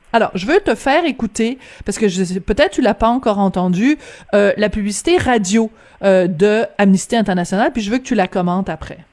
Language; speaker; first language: French; native; French